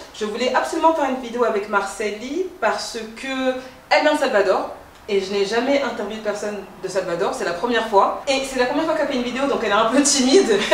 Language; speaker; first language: French; native; French